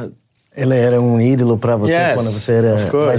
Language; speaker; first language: Portuguese; non-native, learner; English